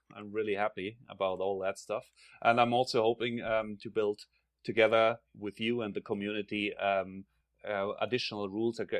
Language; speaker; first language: English; non-native, fluent; German